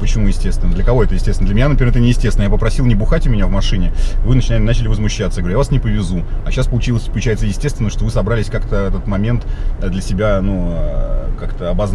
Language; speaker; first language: Russian; native; Russian